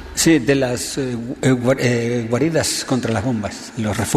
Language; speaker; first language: Spanish; native; Spanish